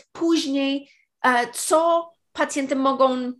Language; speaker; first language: Polish; early bilingual, heritage; Polish